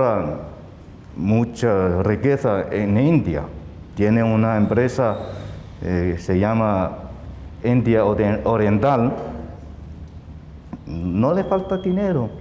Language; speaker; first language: Spanish; non-native, fluent; Chinese